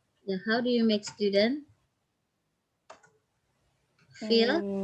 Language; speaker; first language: English; non-native, fluent; Indonesian